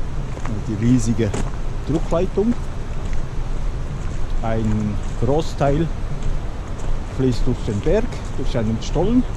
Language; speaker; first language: German; native; German